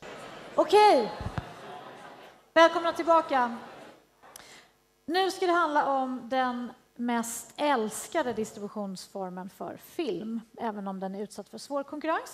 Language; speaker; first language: Swedish; native; Swedish